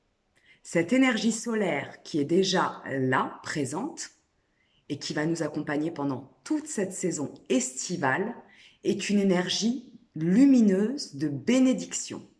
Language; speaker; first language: French; native; French